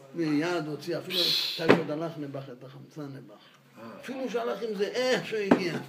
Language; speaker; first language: Hebrew; native; Hebrew